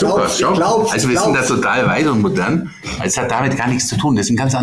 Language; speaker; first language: German; native; German